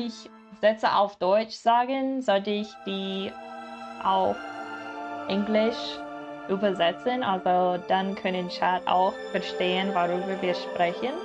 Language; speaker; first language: German; non-native, learner; English